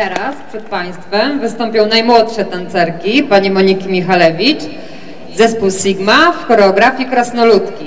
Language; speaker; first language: Polish; native; Polish